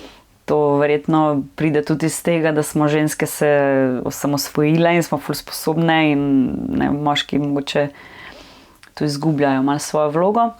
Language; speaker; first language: Slovenian; native; Slovenian